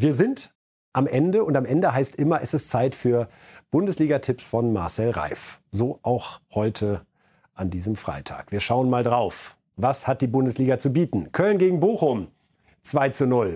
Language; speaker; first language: German; native; German